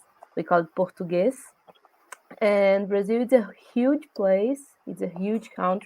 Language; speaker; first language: English; non-native, learner; Portuguese